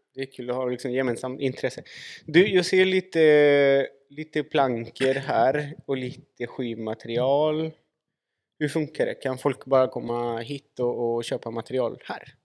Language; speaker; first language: Swedish; native; Swedish